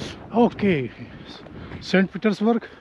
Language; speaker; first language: English; non-native, learner; Hindi